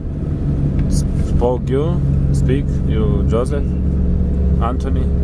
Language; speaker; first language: English; non-native, learner; Romanian